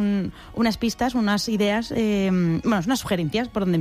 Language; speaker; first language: Spanish; native; Spanish